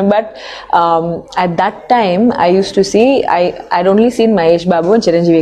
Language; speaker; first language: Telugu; early bilingual, heritage; Telugu